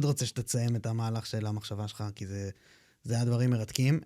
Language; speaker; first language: Hebrew; native; Hebrew